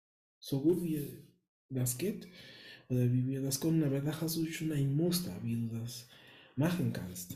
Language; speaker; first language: German; non-native, fluent; Spanish